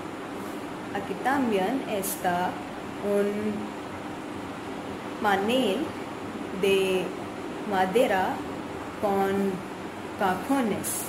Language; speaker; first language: Spanish; non-native, learner; Hindi